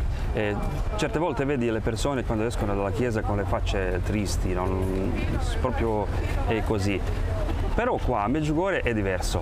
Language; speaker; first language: Italian; non-native, fluent; Croatian